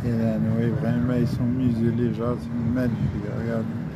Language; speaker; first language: French; non-native, fluent; Arabic